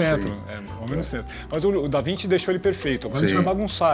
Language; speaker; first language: Portuguese; native; Portuguese